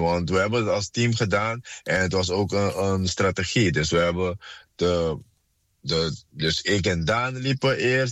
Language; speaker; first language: Dutch; non-native, fluent; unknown